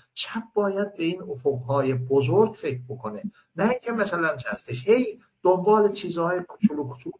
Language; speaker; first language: Persian; non-native, local second language; Azerbaijani